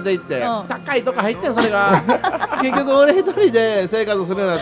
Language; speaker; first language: Japanese; native; Japanese